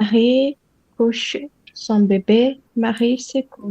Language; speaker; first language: French; non-native, learner; Portuguese